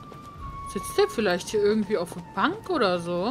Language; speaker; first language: German; native; German